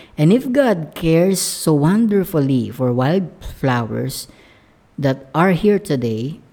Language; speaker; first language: English; non-native, local second language; Filipino